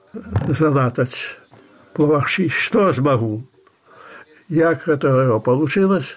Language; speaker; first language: Russian; non-native, local second language; Belarusian